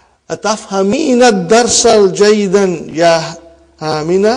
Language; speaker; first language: Arabic; non-native, fluent; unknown